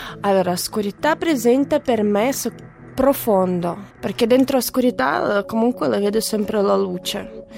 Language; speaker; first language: Italian; non-native, fluent; Russian